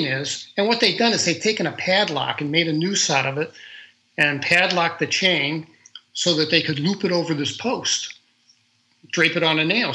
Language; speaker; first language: English; native; English